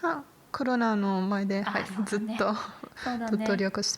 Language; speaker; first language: Japanese; non-native, learner; Italian